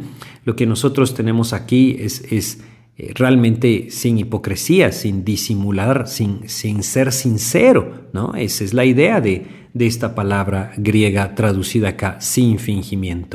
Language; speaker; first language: Spanish; native; Spanish